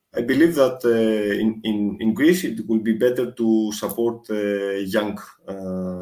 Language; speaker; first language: English; non-native, fluent; Greek